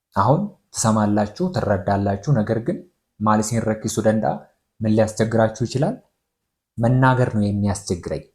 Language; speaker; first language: Amharic; non-native, local second language; Oromo